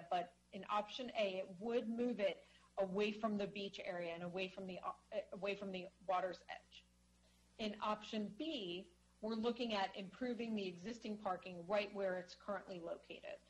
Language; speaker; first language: English; native; English